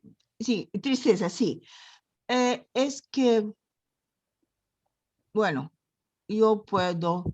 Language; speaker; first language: Spanish; non-native, learner; Portuguese